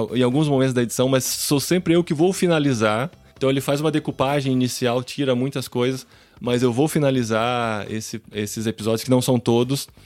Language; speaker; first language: Portuguese; native; Portuguese